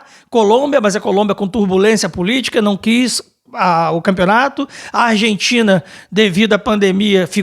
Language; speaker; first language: Portuguese; native; Portuguese